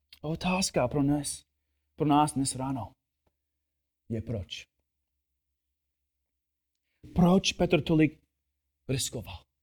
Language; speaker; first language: Czech; non-native, fluent; English